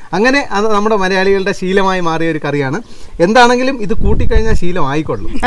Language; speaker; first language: Malayalam; native; Malayalam